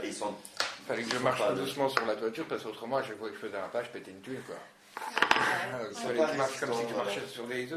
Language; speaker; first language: French; native; French